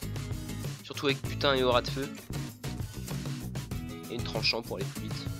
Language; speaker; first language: French; native; French